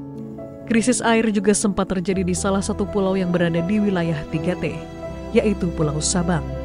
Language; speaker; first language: Indonesian; native; Indonesian